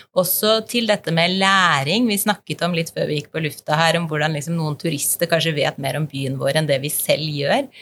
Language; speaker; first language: Norwegian; native; Norwegian